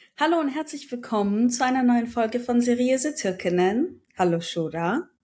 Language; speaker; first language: German; early bilingual, other home language; Turkish